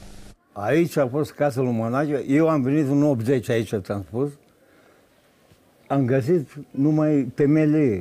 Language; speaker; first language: Romanian; non-native, fluent; Greek